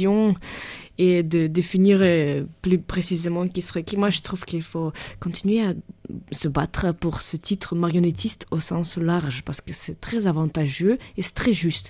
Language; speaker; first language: French; non-native, fluent; Russian